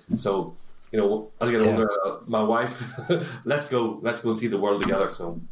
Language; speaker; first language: English; native; English